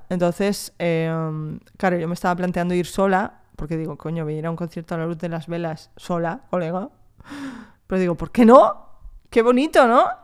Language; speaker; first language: Spanish; early bilingual, other home language; French